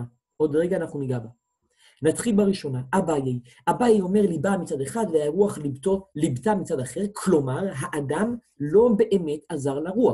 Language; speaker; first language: Hebrew; native; Hebrew